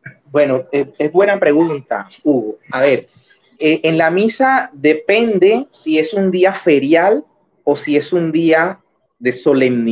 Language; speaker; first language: Spanish; native; Spanish